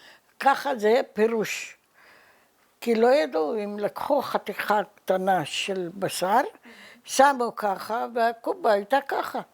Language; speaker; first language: Hebrew; early bilingual, other home language; Arabic